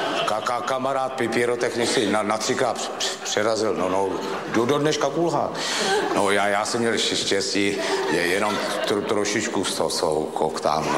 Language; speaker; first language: Czech; native; Czech